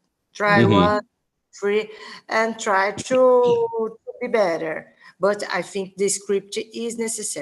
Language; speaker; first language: English; non-native, learner; Portuguese